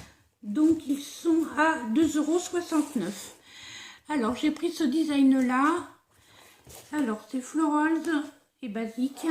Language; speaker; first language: French; native; French